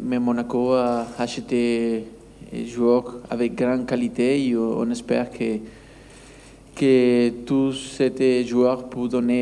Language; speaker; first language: French; non-native, learner; Spanish